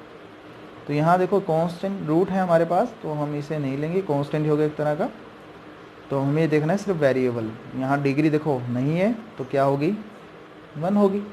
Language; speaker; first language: Hindi; native; Hindi